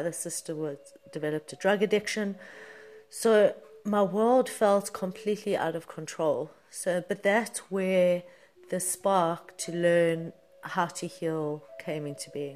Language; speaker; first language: English; native; English